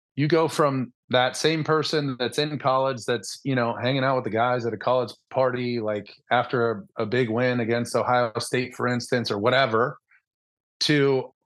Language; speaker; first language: English; early bilingual, other home language; Spanish